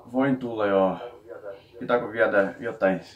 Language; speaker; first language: Finnish; non-native, learner; Portuguese